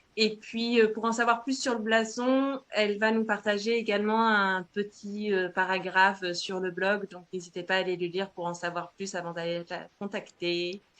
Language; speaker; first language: French; native; French